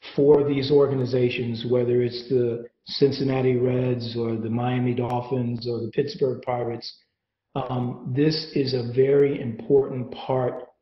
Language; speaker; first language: English; native; English